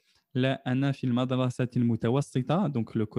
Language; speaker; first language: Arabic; non-native, fluent; French